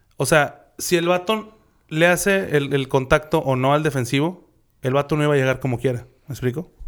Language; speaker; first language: Spanish; native; Spanish